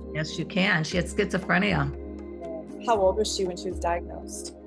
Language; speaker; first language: English; native; English